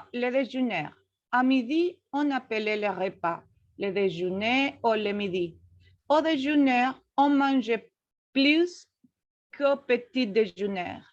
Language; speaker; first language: French; non-native, learner; Spanish